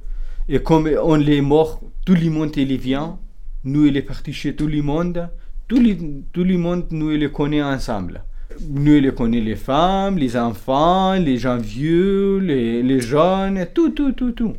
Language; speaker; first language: French; non-native, learner; Kurdish